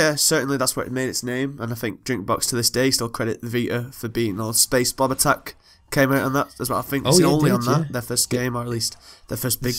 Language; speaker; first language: English; native; English